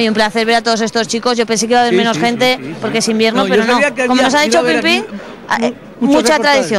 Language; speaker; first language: Spanish; native; Spanish